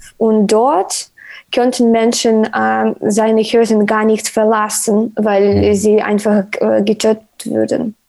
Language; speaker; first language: German; non-native, learner; Ukrainian